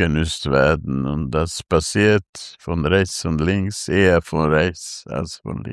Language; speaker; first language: German; non-native, fluent; Hungarian